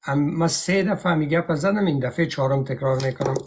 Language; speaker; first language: Persian; native; Persian